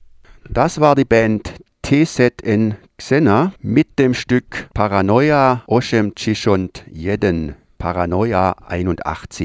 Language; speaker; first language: German; native; German